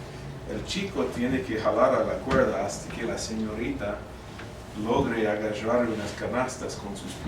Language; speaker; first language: Spanish; non-native, fluent; English